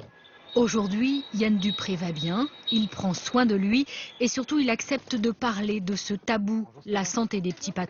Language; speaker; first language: French; native; French